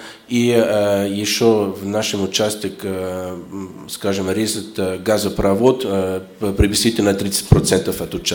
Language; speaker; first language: Russian; non-native, fluent; German